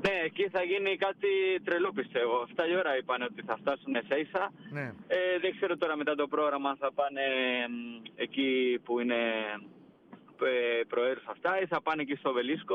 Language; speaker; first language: Greek; non-native, fluent; Spanish